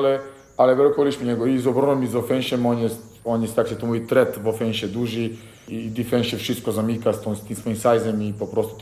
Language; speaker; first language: Polish; non-native, fluent; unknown